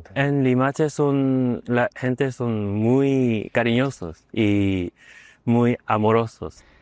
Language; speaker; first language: Spanish; non-native, learner; Korean